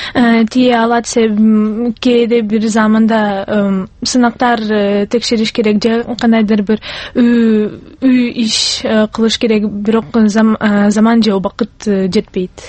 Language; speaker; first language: Kyrgyz; non-native, local second language; Russian